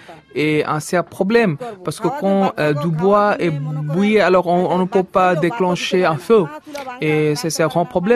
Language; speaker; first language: French; non-native, fluent; Bangla